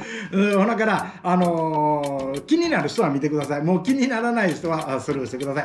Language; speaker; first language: Japanese; native; Japanese